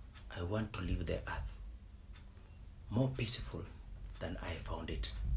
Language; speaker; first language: English; non-native, local second language; Swahili